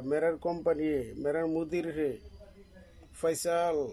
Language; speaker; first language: Hindi; non-native, learner; Bangla